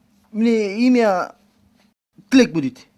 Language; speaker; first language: Russian; non-native, local second language; Kyrgyz